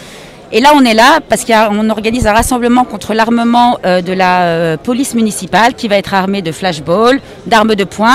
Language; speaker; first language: French; native; French